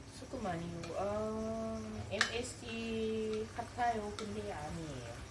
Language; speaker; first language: Korean; non-native, learner; Thai